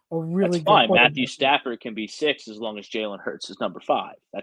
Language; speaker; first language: English; native; English